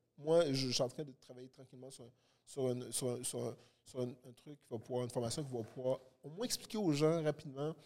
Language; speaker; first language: French; early bilingual, other home language; Haitian Creole